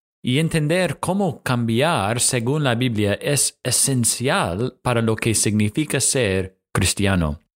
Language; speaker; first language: Spanish; non-native, fluent; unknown